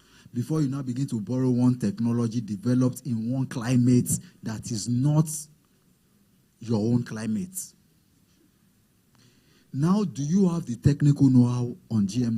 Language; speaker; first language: English; non-native, local second language; Yoruba